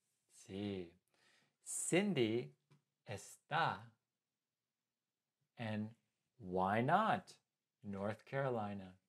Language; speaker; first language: Spanish; non-native, fluent; English